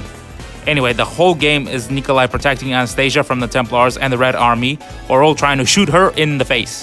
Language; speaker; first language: English; native; English